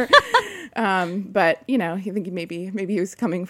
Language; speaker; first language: English; native; English